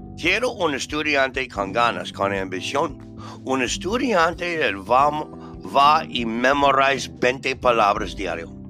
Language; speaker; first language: Spanish; non-native, learner; English